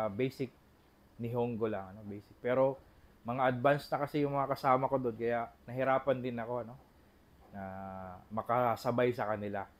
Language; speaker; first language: Filipino; non-native, local second language; Bikol